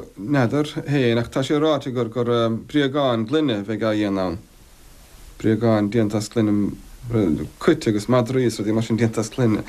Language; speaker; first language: Irish; native; Irish